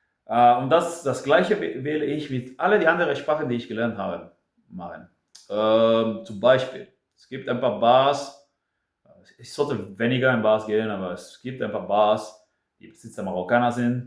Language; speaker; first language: German; non-native, fluent; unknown